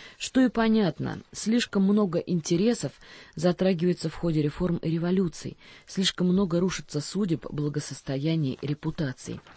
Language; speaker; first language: Russian; native; Russian